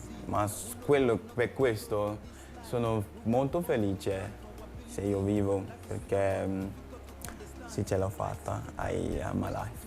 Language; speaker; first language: Italian; non-native, learner; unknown